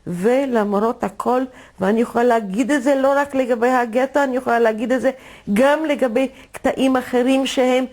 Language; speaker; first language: Hebrew; non-native, fluent; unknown